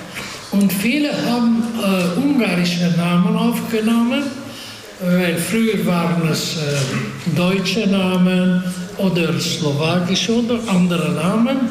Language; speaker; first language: German; non-native, fluent; Hungarian